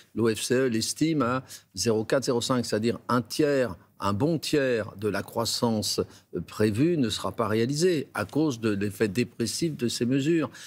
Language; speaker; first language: French; native; French